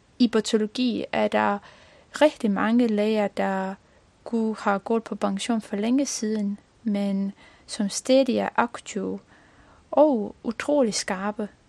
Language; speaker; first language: Danish; non-native, fluent; Estonian